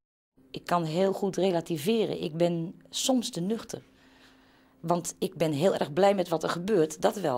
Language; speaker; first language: Dutch; native; Dutch